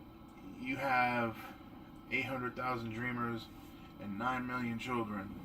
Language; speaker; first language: English; native; English